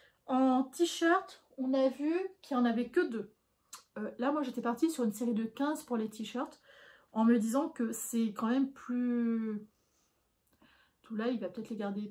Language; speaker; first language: French; native; French